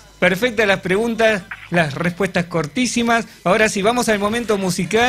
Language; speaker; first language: Spanish; native; Spanish